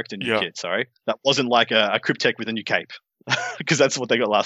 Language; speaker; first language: English; native; English